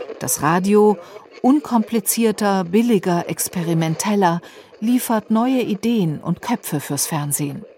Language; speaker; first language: German; native; German